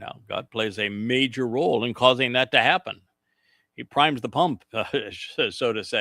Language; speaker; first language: English; native; English